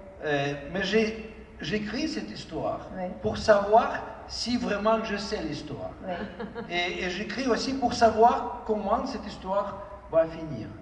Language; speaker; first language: French; non-native, fluent; Russian